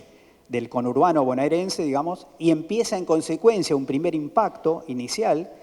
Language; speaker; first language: Spanish; native; Spanish